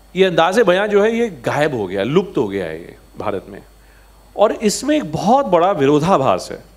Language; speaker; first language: Hindi; native; Hindi